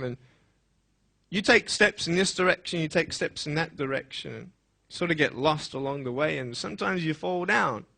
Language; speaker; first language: English; native; English